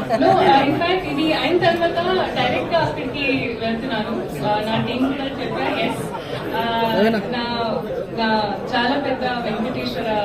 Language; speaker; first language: Telugu; non-native, local second language; Hindi